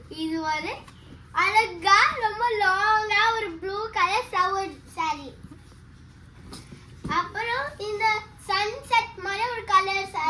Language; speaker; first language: Tamil; early bilingual, heritage; Tamil